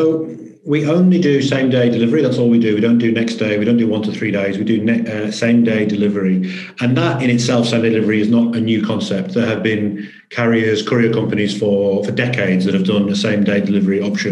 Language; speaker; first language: English; native; English